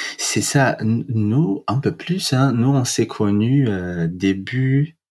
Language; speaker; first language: French; non-native, fluent; Portuguese